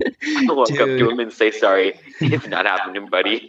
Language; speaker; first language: English; native; English